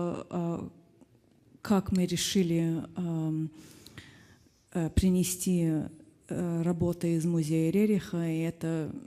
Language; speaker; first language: Russian; non-native, fluent; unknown